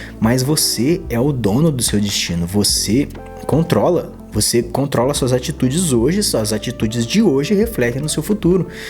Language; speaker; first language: Portuguese; native; Portuguese